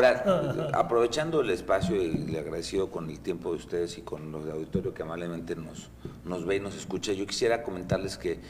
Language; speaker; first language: Spanish; native; Spanish